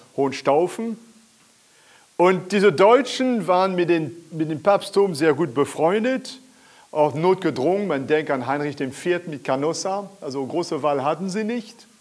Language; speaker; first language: German; non-native, fluent; French